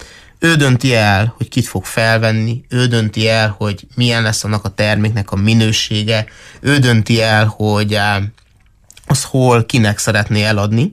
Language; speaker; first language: Hungarian; native; Hungarian